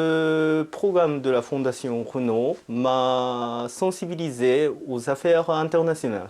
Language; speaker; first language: French; non-native, fluent; Japanese